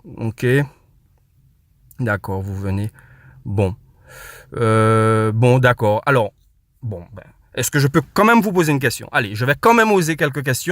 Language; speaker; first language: French; non-native, local second language; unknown